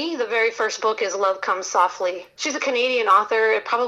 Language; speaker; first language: English; native; English